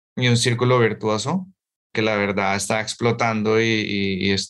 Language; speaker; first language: Spanish; native; Spanish